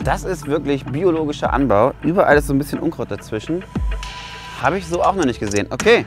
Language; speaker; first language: German; native; German